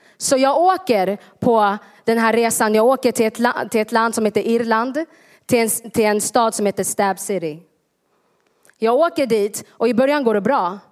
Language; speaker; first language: Swedish; early bilingual, other home language; Tigrinya